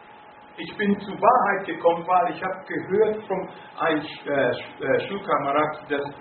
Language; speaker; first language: German; non-native, fluent; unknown